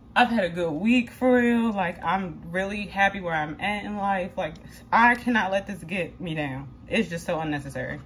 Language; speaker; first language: English; native; English